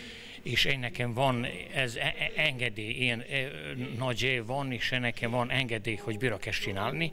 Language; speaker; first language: Hungarian; non-native, learner; Serbian